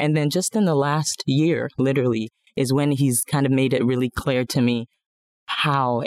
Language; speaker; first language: English; non-native, local second language; Yoruba